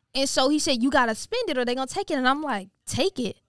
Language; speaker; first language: English; native; English